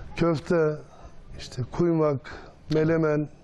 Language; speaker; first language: Turkish; native; Turkish